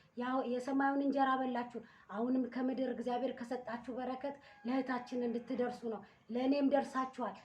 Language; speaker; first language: Amharic; native; Amharic